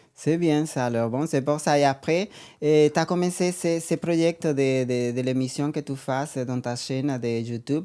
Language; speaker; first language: French; non-native, learner; Spanish